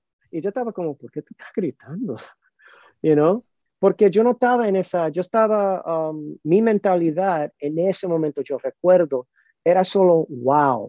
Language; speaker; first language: Spanish; early bilingual, heritage; Spanish